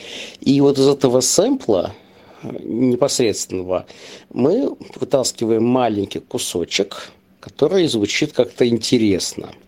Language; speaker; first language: Russian; native; Russian